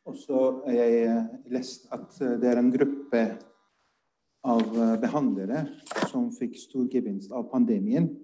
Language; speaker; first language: Norwegian; non-native, fluent; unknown